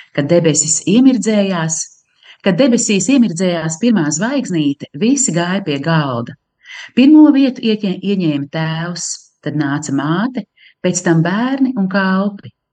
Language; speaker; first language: Latvian; native; Latvian